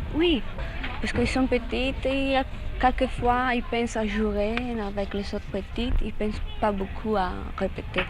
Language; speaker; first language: French; non-native, learner; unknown